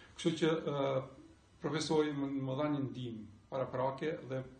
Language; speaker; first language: Albanian; native; Albanian